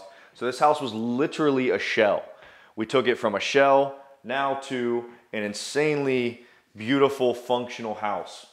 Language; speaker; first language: English; native; English